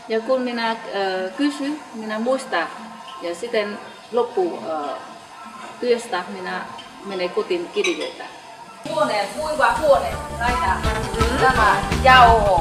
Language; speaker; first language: Finnish; non-native, learner; Khmer